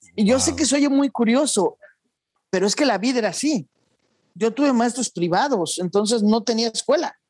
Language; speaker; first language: Spanish; native; Spanish